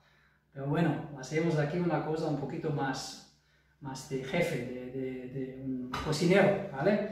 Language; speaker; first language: Spanish; non-native, fluent; German